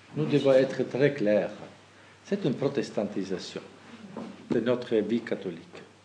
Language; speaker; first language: French; non-native, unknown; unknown